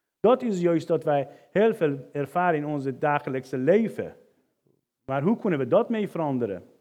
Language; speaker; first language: Dutch; non-native, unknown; Persian